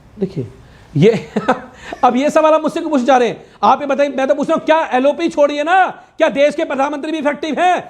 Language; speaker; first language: Hindi; native; Hindi